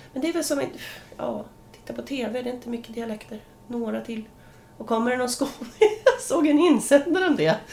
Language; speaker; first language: Swedish; native; Swedish